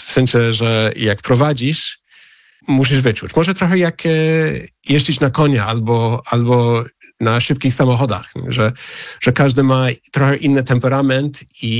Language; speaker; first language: Polish; non-native, fluent; English